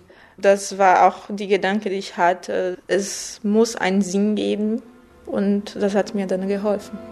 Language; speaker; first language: German; non-native, fluent; Portuguese